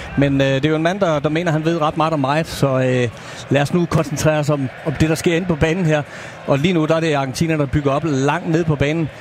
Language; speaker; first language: Danish; native; Danish